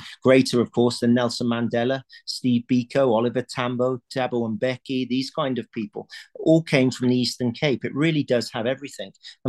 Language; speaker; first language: English; native; English